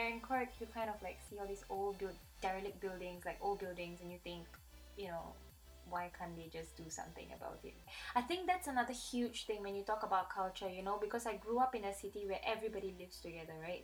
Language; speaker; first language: English; native; English